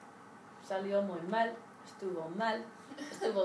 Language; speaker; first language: Spanish; non-native, learner; English